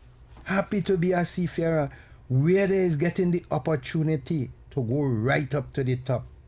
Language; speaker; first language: English; native; English